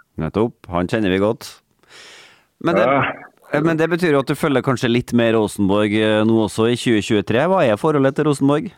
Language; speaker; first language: Norwegian; native; Norwegian